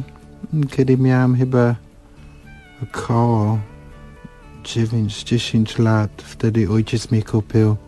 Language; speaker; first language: Polish; non-native, fluent; English